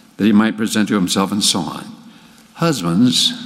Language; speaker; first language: English; native; English